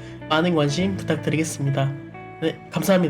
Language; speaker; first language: Korean; native; Korean